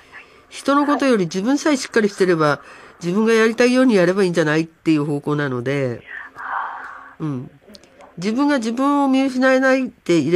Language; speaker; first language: Japanese; native; Japanese